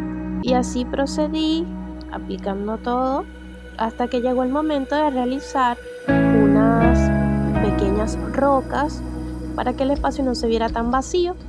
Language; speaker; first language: Spanish; native; Spanish